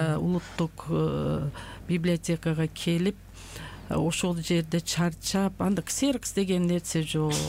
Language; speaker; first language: Kyrgyz; non-native, local second language; Uzbek